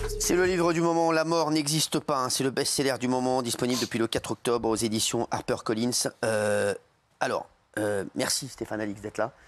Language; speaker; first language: French; native; French